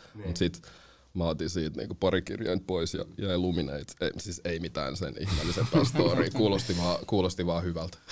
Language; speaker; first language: Finnish; early bilingual, other home language; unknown